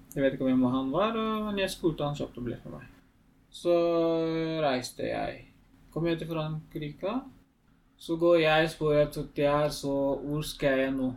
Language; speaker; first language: Norwegian; non-native, learner; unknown